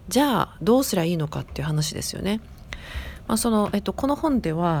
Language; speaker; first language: Japanese; native; Japanese